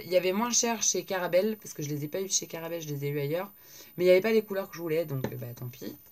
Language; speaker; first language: French; native; French